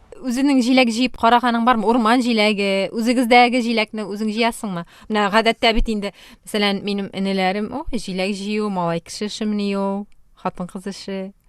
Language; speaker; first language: Tatar; native; Tatar